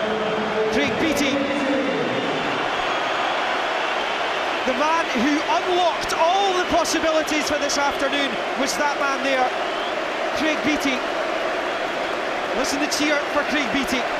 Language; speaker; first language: English; native; English